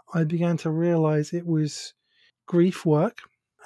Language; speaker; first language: English; native; English